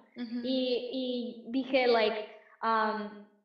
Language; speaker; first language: Spanish; early bilingual, heritage; Spanish